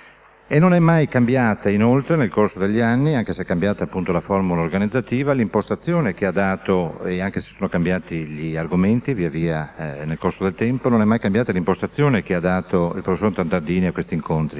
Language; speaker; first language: Italian; native; Italian